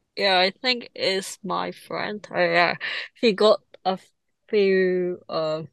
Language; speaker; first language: English; non-native, local second language; Cantonese